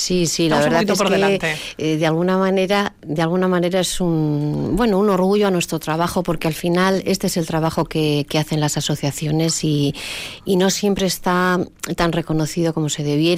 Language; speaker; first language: Spanish; native; Spanish